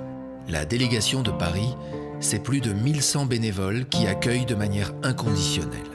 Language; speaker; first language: French; native; French